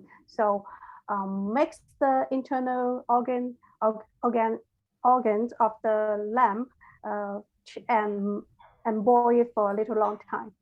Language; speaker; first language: English; non-native, learner; Chinese